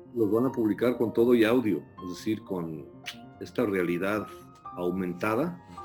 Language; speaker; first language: Spanish; early bilingual, heritage; Spanish